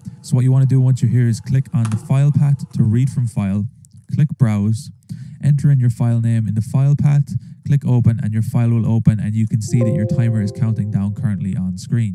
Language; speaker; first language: English; native; English